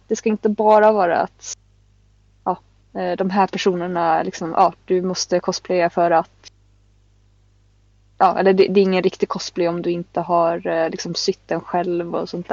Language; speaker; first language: Swedish; native; Swedish